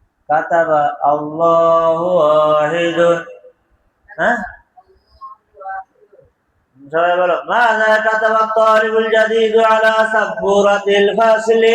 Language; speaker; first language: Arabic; non-native, fluent; Bangla